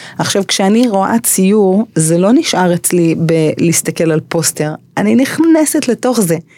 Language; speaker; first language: Hebrew; early bilingual, other home language; English